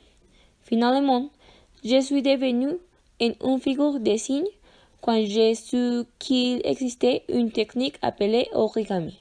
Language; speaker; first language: French; non-native, learner; Spanish